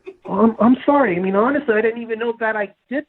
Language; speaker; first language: English; native; English